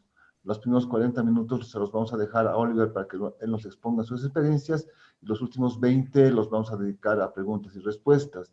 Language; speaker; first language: Spanish; native; Spanish